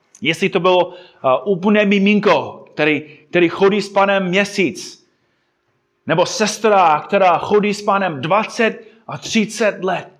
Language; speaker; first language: Czech; non-native, fluent; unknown